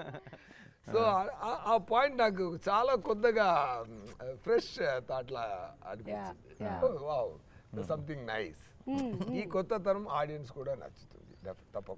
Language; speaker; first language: Telugu; non-native, fluent; Tamil